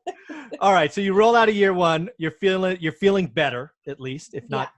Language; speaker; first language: English; native; English